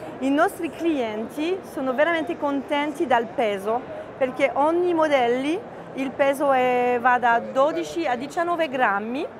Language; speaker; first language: Italian; non-native, fluent; French